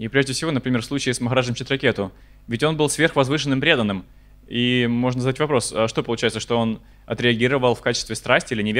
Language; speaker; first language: Russian; native; Russian